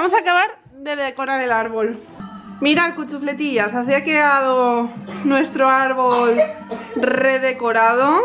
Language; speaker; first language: Spanish; native; Spanish